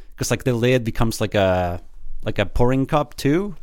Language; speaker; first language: English; early bilingual, other home language; Spanish